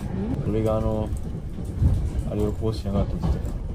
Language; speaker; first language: Japanese; native; Japanese